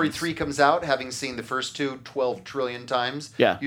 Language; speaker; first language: English; native; English